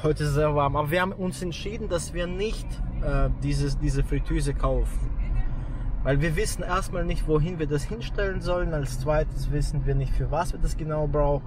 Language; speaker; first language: German; native; German